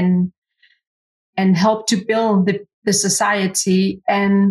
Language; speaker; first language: English; non-native, fluent; Kalaallisut